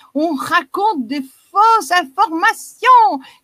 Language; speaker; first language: French; native; French